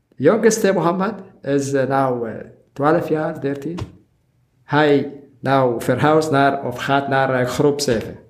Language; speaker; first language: Dutch; non-native, learner; Arabic